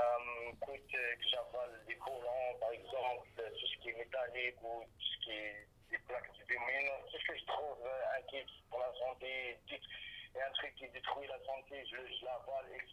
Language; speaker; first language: French; non-native, local second language; Arabic